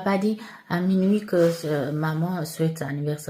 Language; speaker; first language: French; non-native, learner; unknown